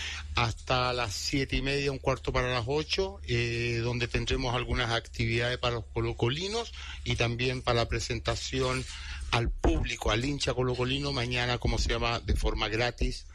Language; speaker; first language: Spanish; native; Spanish